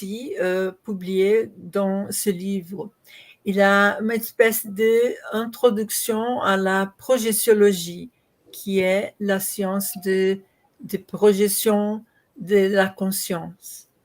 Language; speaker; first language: French; non-native, learner; Portuguese